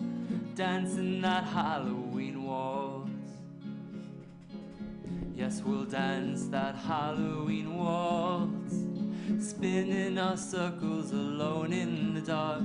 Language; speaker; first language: English; native; English